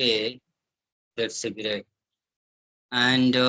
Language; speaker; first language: English; non-native, learner; Hindi